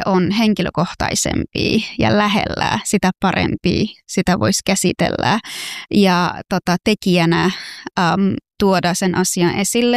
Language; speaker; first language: Finnish; non-native, fluent; Persian